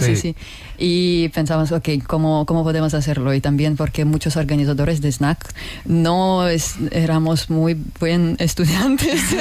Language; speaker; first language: Spanish; non-native, learner; Russian